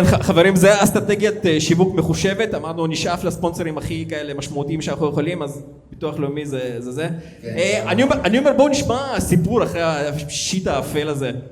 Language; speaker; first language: Hebrew; native; Hebrew